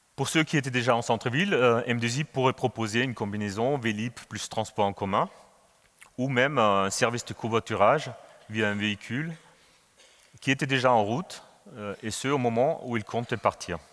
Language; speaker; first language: French; non-native, fluent; German